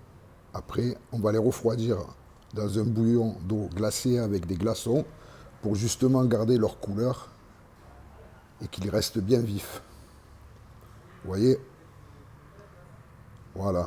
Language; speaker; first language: French; native; French